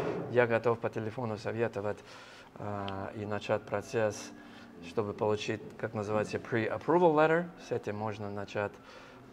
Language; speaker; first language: Russian; non-native, fluent; English